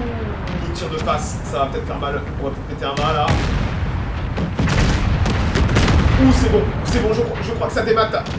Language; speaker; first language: French; native; French